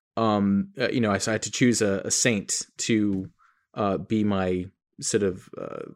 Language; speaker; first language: English; native; English